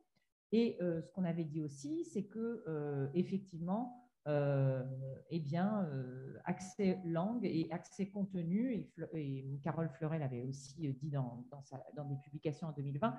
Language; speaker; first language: French; native; French